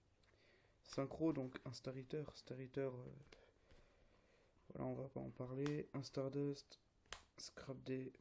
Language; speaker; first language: French; native; French